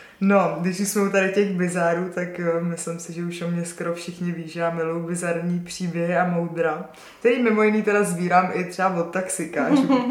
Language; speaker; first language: Czech; native; Czech